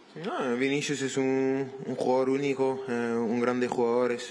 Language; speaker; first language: Spanish; non-native, learner; French